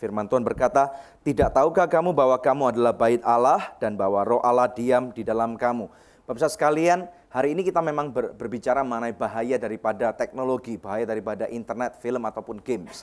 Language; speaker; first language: Indonesian; native; Indonesian